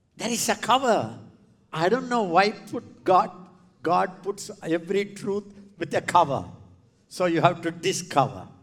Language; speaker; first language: English; non-native, local second language; Tamil